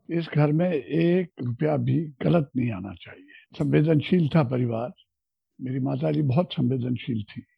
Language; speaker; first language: Hindi; native; Hindi